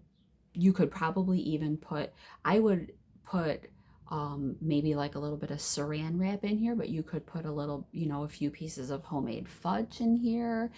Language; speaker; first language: English; native; English